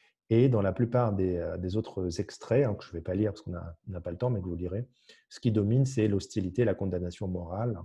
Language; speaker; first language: French; native; French